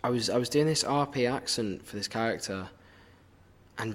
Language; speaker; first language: English; native; English